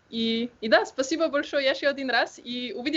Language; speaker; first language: Russian; non-native, learner; Slovenian